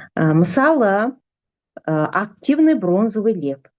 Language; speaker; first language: Russian; non-native, local second language; Kazakh